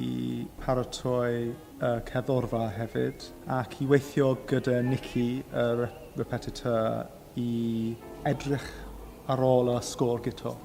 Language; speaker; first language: Welsh; non-native, learner; English